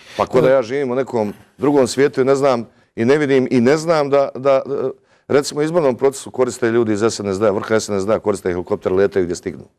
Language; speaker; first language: Serbian; native; Serbian